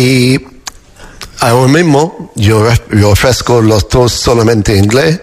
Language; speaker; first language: Spanish; non-native, learner; English